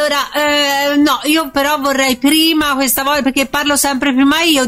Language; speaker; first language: Italian; native; Italian